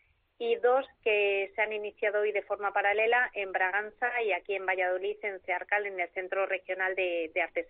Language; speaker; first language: Spanish; native; Spanish